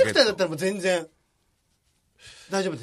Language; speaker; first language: Japanese; native; Japanese